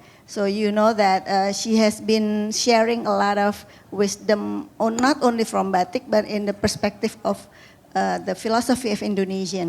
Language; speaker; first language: English; non-native, fluent; Indonesian